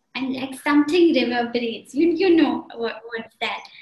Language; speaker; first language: English; non-native, local second language; Marathi